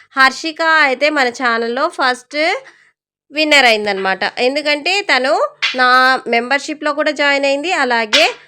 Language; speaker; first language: Telugu; non-native, local second language; Urdu